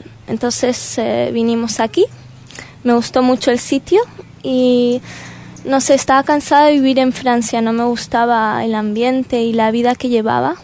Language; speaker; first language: Spanish; early bilingual, heritage; Spanish